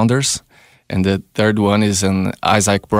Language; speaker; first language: English; non-native, fluent; Portuguese